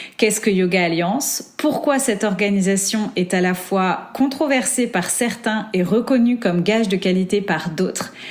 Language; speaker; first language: French; native; French